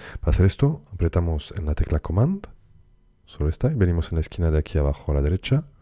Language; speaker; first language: Spanish; early bilingual, heritage; Spanish